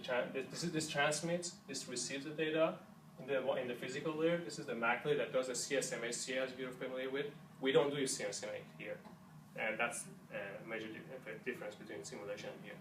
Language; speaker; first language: English; non-native, fluent; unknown